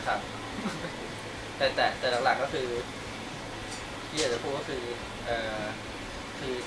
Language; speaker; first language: Thai; native; Thai